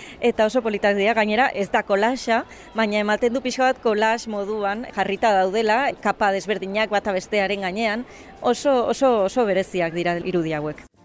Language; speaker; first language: Basque; native; Basque